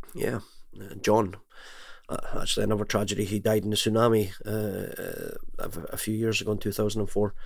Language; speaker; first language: English; native; English